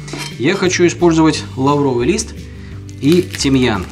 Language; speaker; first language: Russian; native; Russian